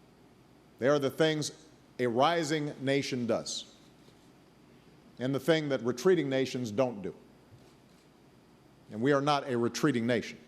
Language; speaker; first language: English; native; English